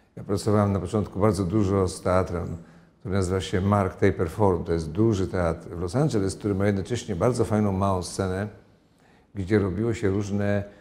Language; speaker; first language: Polish; native; Polish